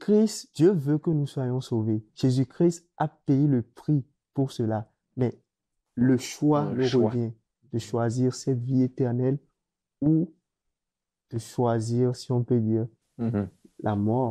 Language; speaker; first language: French; native; French